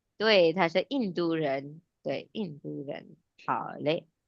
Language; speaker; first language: Chinese; non-native, fluent; Hindi